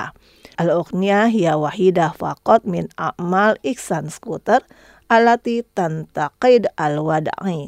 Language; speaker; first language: Arabic; non-native, fluent; Indonesian